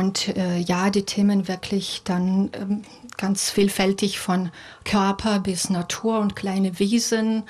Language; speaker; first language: German; non-native, fluent; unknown